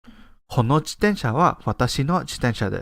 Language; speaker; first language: Japanese; non-native, fluent; English